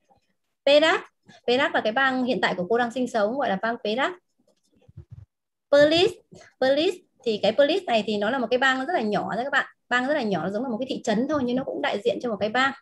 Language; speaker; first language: Vietnamese; native; Vietnamese